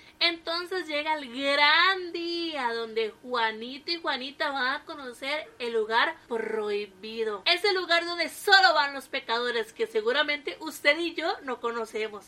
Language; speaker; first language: Spanish; native; Spanish